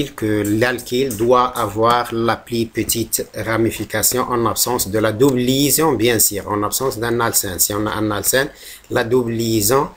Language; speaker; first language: French; non-native, local second language; Arabic